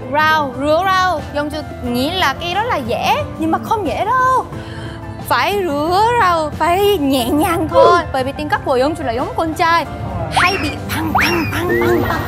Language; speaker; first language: Vietnamese; non-native, fluent; Korean